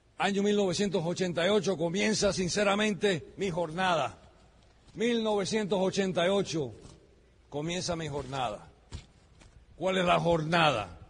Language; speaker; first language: Spanish; early bilingual, heritage; Spanish